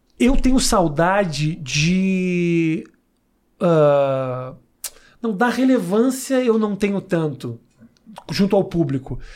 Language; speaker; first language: Portuguese; native; Portuguese